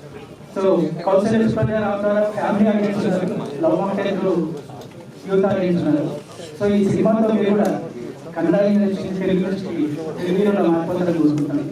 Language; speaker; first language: Telugu; native; Telugu